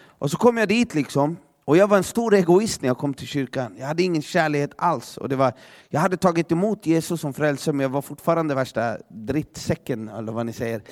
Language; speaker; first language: Swedish; native; Swedish